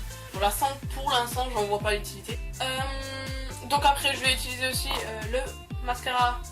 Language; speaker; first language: French; native; French